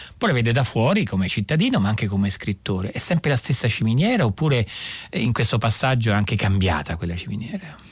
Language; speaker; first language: Italian; native; Italian